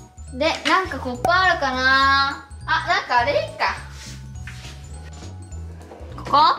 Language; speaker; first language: Japanese; native; Japanese